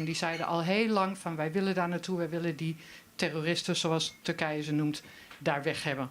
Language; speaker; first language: Dutch; native; Dutch